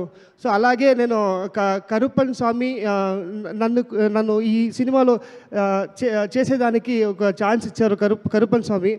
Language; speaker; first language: Telugu; non-native, learner; Kannada